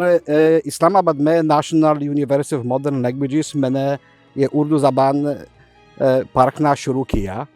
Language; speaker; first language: Hindi; non-native, fluent; Polish